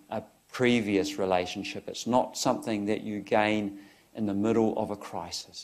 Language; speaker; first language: English; native; English